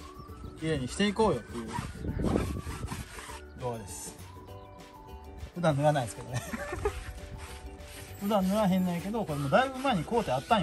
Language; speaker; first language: Japanese; native; Japanese